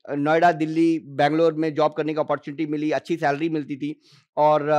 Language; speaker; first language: Hindi; native; Hindi